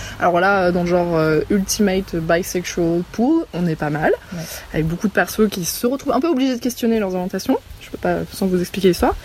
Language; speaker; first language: French; native; French